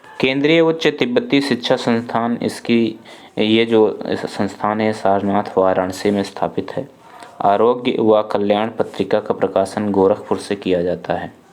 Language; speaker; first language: Hindi; native; Hindi